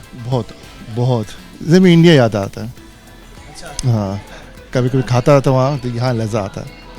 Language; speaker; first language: Hindi; non-native, learner; Arabic